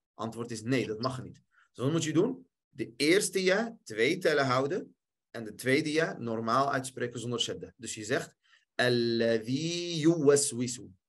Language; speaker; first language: Dutch; early bilingual, other home language; Arabic